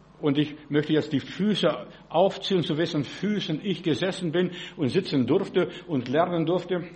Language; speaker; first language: German; non-native, fluent; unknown